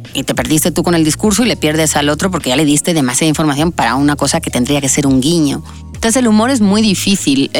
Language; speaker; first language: Spanish; native; Spanish